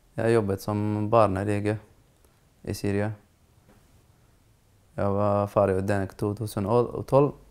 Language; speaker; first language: Norwegian; non-native, learner; Arabic